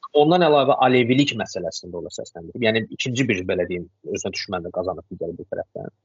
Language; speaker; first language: Azerbaijani; non-native, local second language; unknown